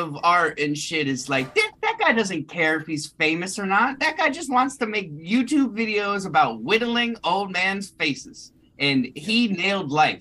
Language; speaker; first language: English; native; English